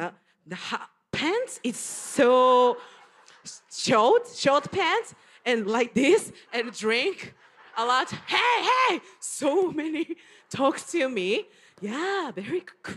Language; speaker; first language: English; non-native, learner; Japanese